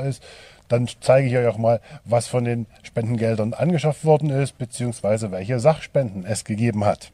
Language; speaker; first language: German; native; German